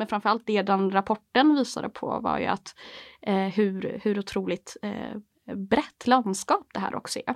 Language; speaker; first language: Swedish; native; Swedish